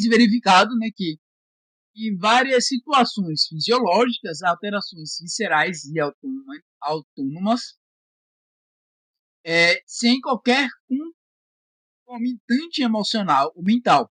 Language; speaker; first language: Portuguese; native; Portuguese